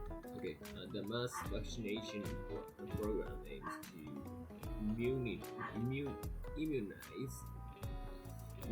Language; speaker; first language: English; non-native, fluent; Japanese